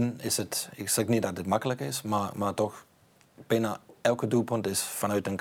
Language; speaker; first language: Dutch; non-native, fluent; Danish